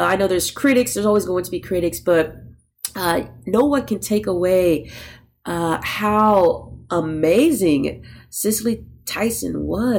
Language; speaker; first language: English; native; English